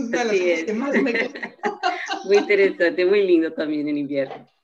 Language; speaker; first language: Spanish; non-native, learner; Portuguese